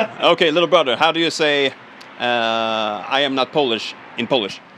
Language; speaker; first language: English; non-native, fluent; Swedish